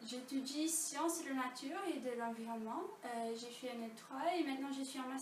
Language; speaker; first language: French; non-native, fluent; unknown